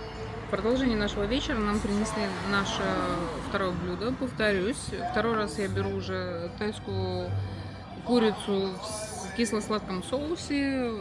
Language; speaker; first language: Russian; native; Russian